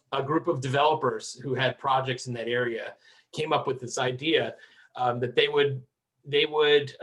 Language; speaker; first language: English; native; English